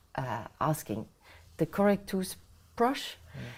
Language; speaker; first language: English; non-native, fluent; Swiss German